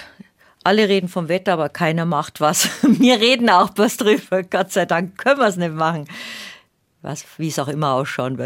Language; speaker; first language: German; native; German